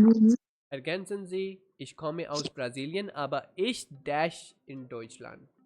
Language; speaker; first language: German; non-native, fluent; Urdu